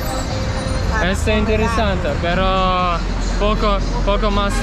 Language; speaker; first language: Spanish; non-native, learner; Russian